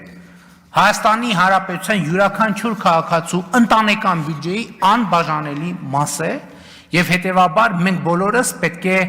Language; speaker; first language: Armenian; native; Armenian